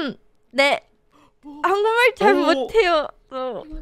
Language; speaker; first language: Korean; non-native, learner; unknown